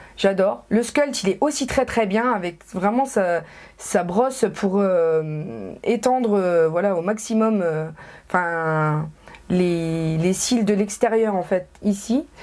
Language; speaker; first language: French; native; French